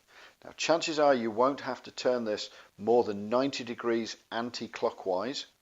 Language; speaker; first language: English; native; English